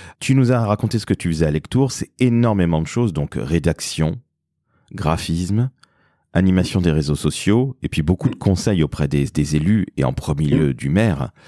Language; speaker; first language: French; native; French